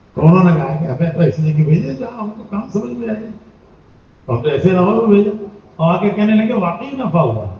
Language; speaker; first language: Urdu; native; Urdu